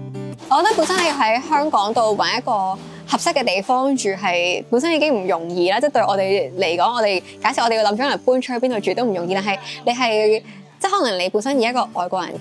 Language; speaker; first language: Cantonese; native; Cantonese